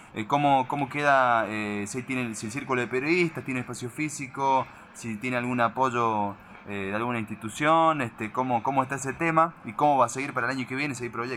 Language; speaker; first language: Spanish; native; Spanish